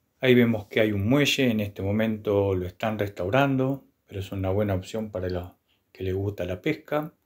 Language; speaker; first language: Spanish; native; Spanish